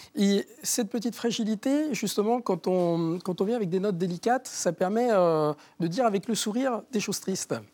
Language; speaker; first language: French; native; French